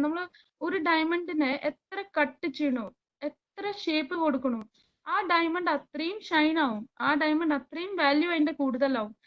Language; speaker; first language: Malayalam; early bilingual, heritage; Malayalam